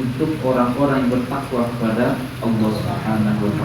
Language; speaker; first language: Indonesian; native; Indonesian